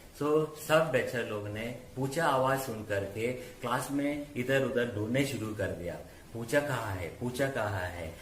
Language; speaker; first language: Hindi; non-native, local second language; Malayalam